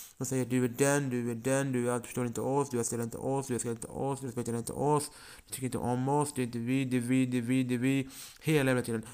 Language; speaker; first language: Swedish; early bilingual, other home language; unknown